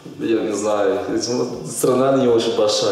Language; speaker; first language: Russian; non-native, learner; Portuguese